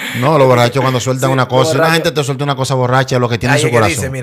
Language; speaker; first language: Spanish; native; Spanish